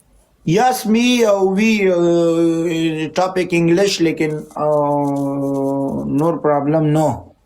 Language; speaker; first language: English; non-native, learner; Pashto